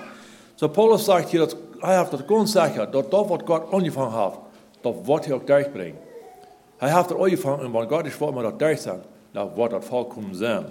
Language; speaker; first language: German; non-native, learner; Plautdietsch